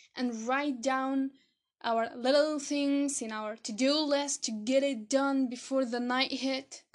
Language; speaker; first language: English; non-native, fluent; Arabic